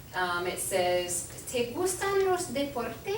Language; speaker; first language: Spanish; non-native, fluent; English